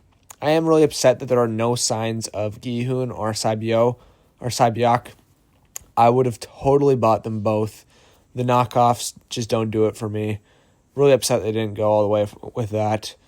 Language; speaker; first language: English; native; English